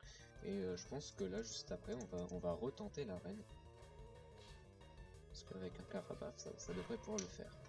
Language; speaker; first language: French; native; French